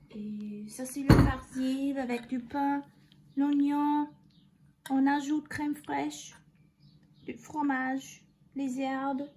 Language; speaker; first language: French; non-native, learner; English